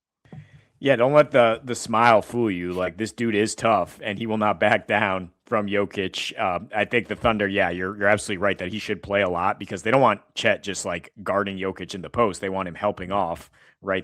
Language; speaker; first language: English; native; English